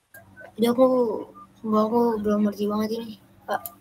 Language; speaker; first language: Indonesian; native; Indonesian